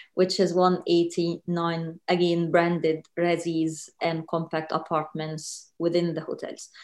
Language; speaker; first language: English; non-native, fluent; Arabic